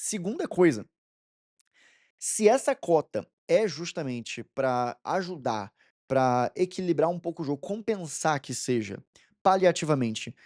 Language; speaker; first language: Portuguese; native; Portuguese